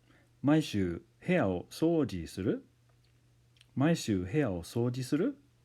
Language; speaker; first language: Japanese; non-native, fluent; English